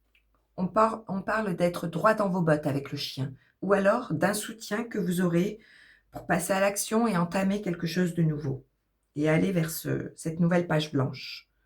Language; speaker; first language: French; native; French